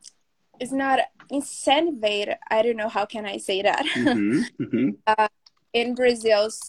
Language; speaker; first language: English; non-native, fluent; Portuguese